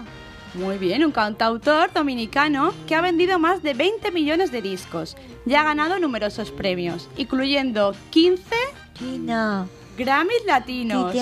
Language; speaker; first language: Spanish; native; Spanish